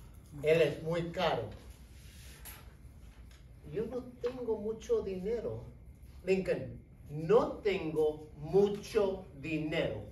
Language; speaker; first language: Spanish; non-native, fluent; English